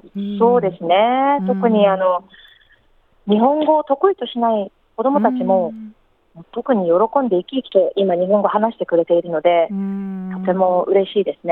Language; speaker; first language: Japanese; native; Japanese